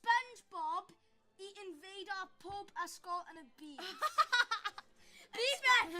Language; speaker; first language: Welsh; non-native, local second language; English